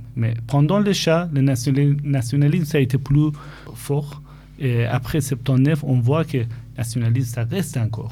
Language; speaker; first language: French; non-native, fluent; Persian